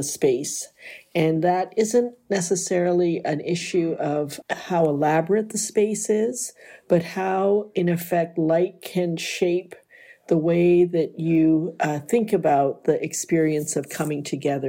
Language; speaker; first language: English; native; English